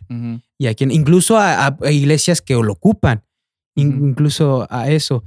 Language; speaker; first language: Spanish; native; Spanish